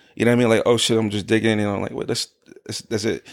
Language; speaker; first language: English; native; English